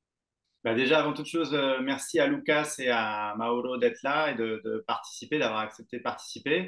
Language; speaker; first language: French; native; French